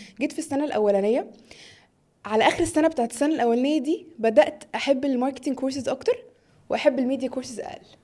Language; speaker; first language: Egyptian Arabic; early bilingual, heritage; Arabic